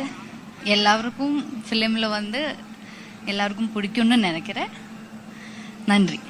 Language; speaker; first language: Tamil; non-native, learner; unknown